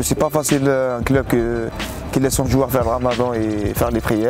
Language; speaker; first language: French; non-native, local second language; Arabic